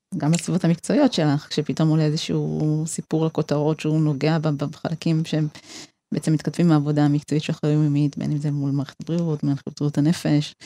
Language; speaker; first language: Hebrew; early bilingual, other home language; Amharic